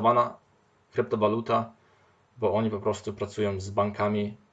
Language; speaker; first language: Polish; early bilingual, heritage; Polish